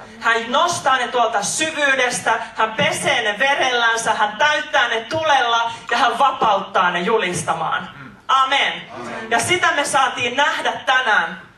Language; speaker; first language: Finnish; native; Finnish